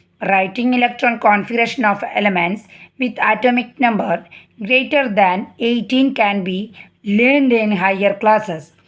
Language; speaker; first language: English; non-native, local second language; Malayalam